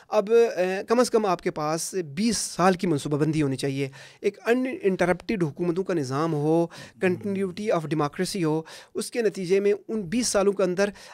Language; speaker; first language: Urdu; non-native, local second language; Punjabi